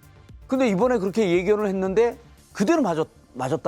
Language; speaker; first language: Korean; native; Korean